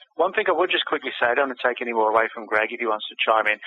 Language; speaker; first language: English; native; English